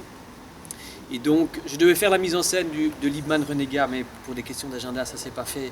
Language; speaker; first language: French; native; French